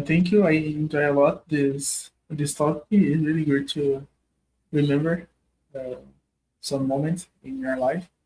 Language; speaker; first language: English; non-native, learner; Portuguese